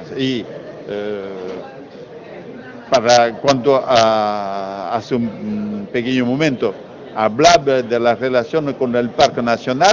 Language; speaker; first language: Spanish; non-native, learner; French